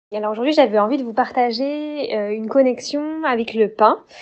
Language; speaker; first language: French; native; French